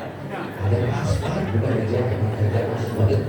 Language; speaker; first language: Indonesian; native; Indonesian